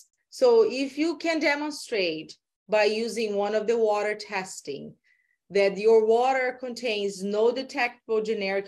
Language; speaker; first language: English; non-native, fluent; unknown